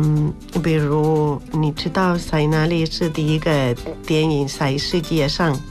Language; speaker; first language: Chinese; non-native, learner; Spanish